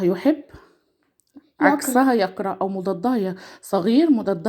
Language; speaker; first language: Arabic; native; Arabic